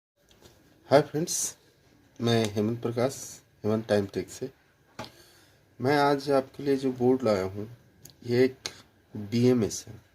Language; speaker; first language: Hindi; native; Hindi